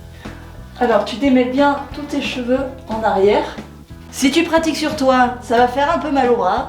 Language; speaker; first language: French; native; French